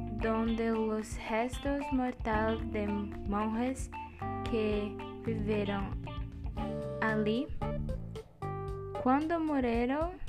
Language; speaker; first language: Spanish; non-native, learner; Portuguese